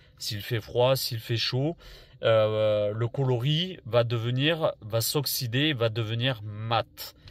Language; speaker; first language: French; native; French